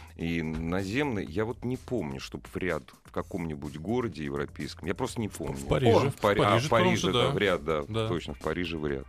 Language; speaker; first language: Russian; native; Russian